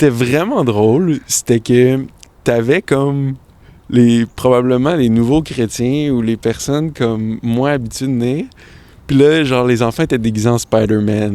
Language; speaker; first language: French; native; French